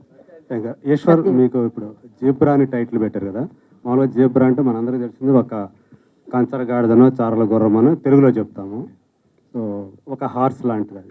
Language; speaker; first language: Telugu; native; Telugu